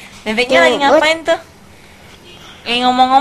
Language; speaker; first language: Indonesian; native; Indonesian